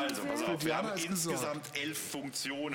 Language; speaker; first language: German; native; German